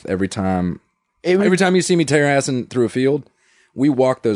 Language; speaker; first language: English; native; English